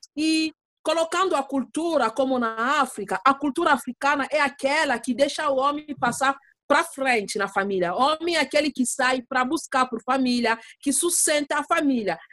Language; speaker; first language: Portuguese; non-native, learner; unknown